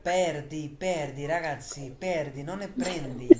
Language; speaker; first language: Italian; non-native, fluent; Bangla